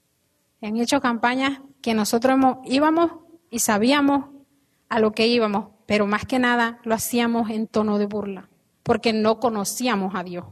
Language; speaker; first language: Spanish; native; Spanish